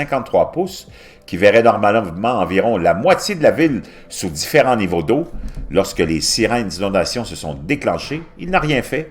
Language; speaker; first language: French; native; French